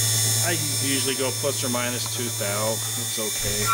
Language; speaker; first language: English; native; English